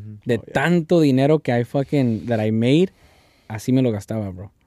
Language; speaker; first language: Spanish; early bilingual, heritage; Spanish